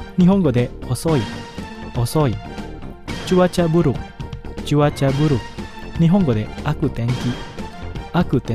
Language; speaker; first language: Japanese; non-native, fluent; Indonesian